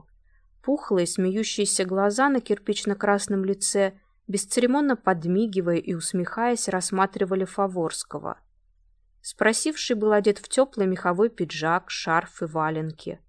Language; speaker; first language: Russian; native; Russian